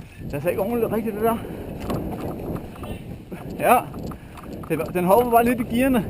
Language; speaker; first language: Danish; native; Danish